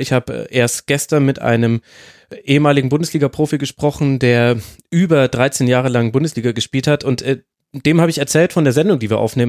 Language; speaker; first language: German; native; German